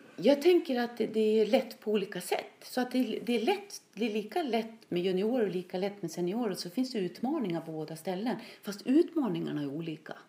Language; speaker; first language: Swedish; native; Swedish